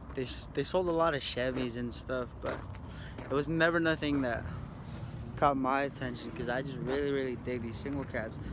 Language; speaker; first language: English; native; English